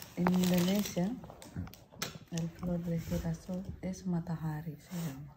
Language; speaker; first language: Spanish; non-native, learner; Indonesian